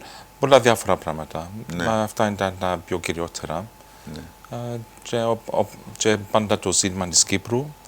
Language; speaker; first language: Greek; early bilingual, heritage; English